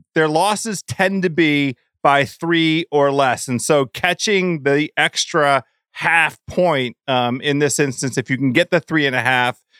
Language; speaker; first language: English; native; English